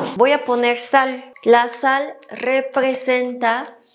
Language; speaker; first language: Spanish; native; Spanish